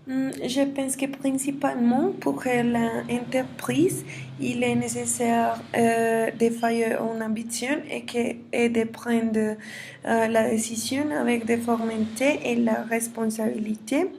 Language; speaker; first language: French; non-native, learner; Spanish